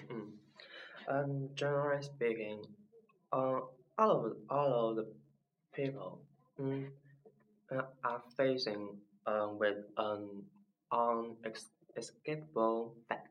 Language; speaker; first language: English; non-native, learner; Chinese